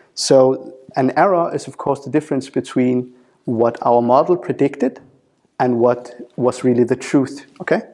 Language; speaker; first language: English; non-native, fluent; Danish